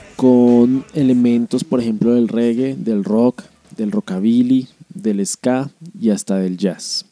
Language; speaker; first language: Spanish; native; Spanish